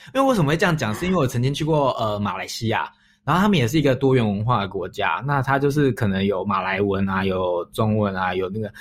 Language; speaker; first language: Chinese; native; Chinese